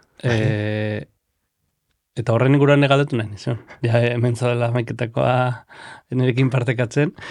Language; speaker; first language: Basque; native; Basque